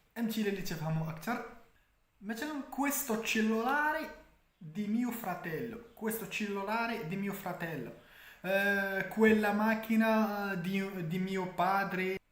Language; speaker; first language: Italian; non-native, fluent; Arabic